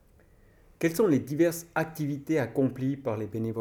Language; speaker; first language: French; native; French